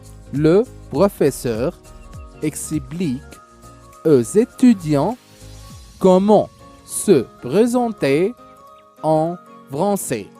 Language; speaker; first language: French; non-native, local second language; Arabic